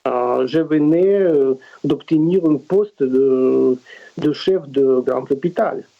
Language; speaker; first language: French; non-native, fluent; Russian